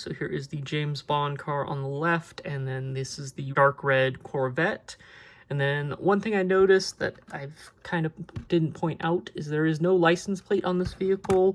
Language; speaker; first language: English; native; English